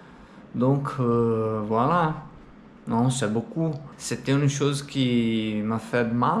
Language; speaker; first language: French; non-native, learner; Portuguese